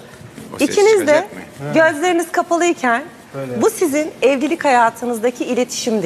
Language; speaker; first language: Turkish; native; Turkish